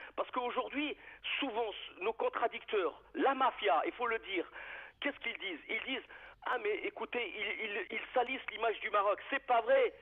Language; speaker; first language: French; native; French